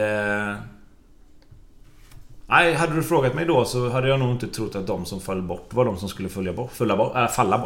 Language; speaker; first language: Swedish; native; Swedish